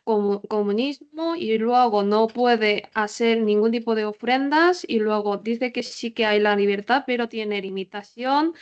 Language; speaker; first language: Spanish; non-native, learner; Korean